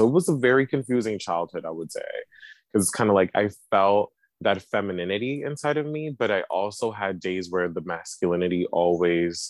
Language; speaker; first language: English; native; English